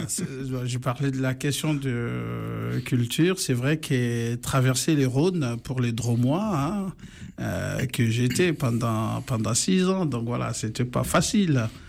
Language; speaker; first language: French; non-native, local second language; Lingala